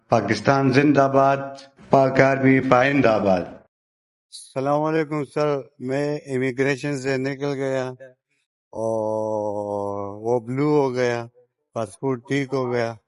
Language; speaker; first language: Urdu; non-native, local second language; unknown